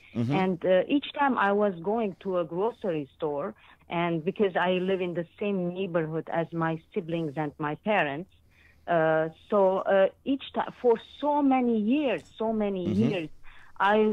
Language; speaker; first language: English; non-native, fluent; Arabic